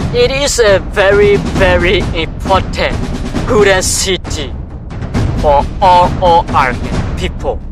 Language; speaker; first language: English; non-native, learner; Burmese